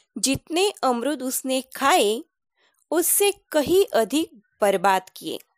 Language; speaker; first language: Hindi; non-native, local second language; Marathi